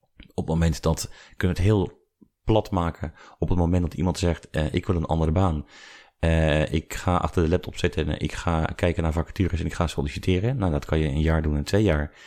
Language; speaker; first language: Dutch; native; Dutch